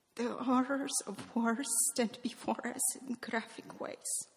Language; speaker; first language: English; non-native, fluent; Polish